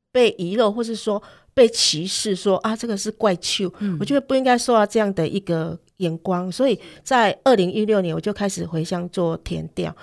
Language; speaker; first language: Chinese; native; Chinese